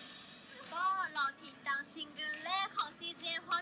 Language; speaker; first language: Thai; non-native, fluent; Japanese